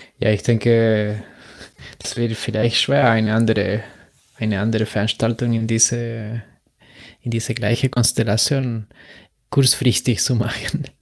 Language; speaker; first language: German; non-native, fluent; Spanish